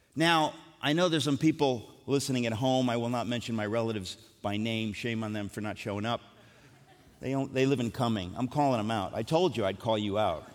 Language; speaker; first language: English; native; English